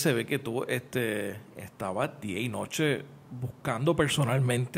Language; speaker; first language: Spanish; native; Spanish